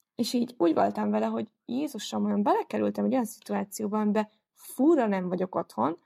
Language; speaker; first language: Hungarian; native; Hungarian